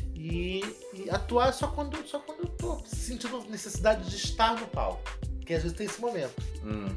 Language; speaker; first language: Portuguese; native; Portuguese